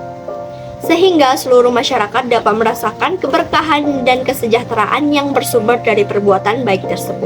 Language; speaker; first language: Indonesian; native; Indonesian